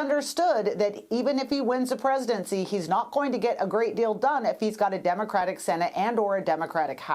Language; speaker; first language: English; native; English